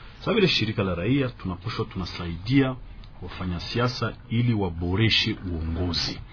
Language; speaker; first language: Swahili; native; Swahili